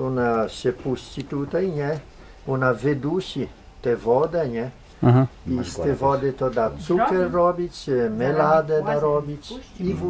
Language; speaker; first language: Polish; early bilingual, heritage; Polish